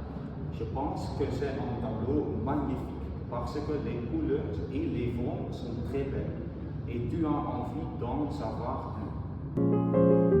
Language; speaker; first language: French; non-native, learner; Dutch